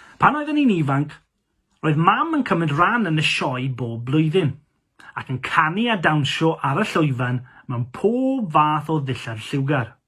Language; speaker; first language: Welsh; non-native, local second language; English